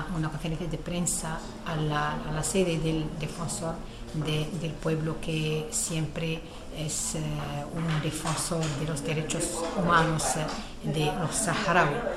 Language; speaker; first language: Spanish; non-native, fluent; Arabic